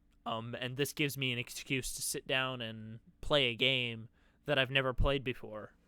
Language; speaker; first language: English; native; English